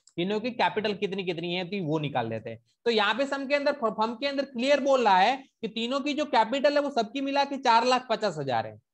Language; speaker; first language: Hindi; non-native, local second language; Gujarati